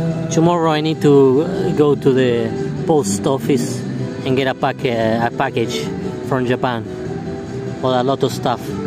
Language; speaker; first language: English; non-native, fluent; Spanish